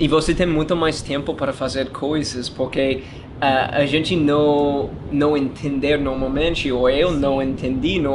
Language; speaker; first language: Portuguese; non-native, learner; English